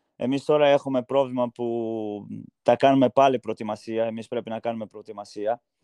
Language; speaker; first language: Greek; non-native, fluent; Portuguese